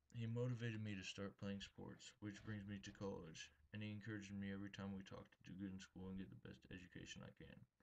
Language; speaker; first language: English; native; English